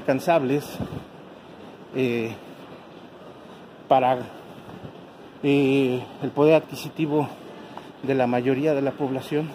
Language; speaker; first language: Spanish; native; Spanish